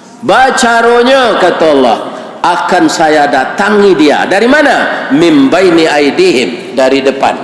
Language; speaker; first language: Malay; non-native, local second language; Minangkabau